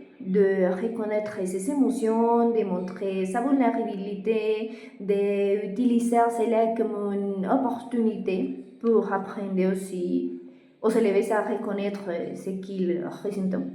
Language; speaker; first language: French; non-native, fluent; Spanish